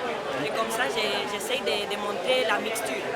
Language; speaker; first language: French; non-native, fluent; Spanish